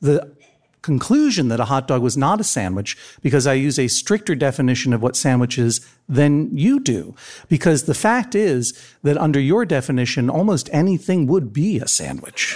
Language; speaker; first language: English; native; English